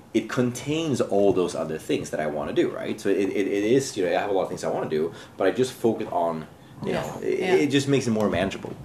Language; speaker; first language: English; non-native, fluent; Swedish